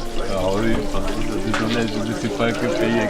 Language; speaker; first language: French; non-native, learner; Persian